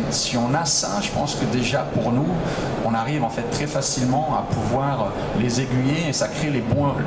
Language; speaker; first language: French; native; French